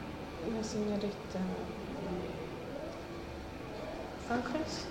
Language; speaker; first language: Spanish; non-native, learner; Swedish